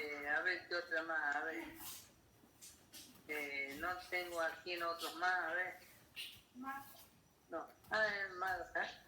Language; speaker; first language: Spanish; native; Spanish